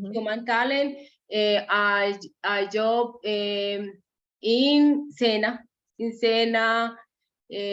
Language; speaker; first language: English; non-native, learner; Spanish